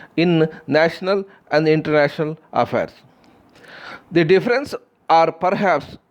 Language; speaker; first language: English; non-native, local second language; Kannada